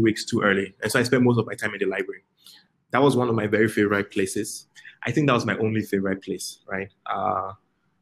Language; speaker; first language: English; native; English